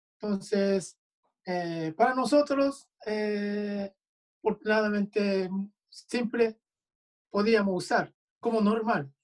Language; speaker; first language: Spanish; non-native, learner; Japanese